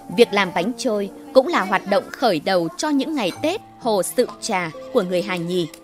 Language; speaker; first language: Vietnamese; native; Vietnamese